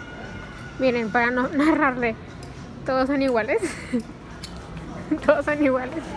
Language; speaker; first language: Spanish; native; Spanish